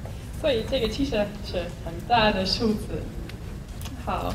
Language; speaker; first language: Chinese; non-native, fluent; English